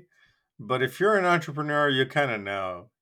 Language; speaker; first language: English; non-native, local second language; Bangla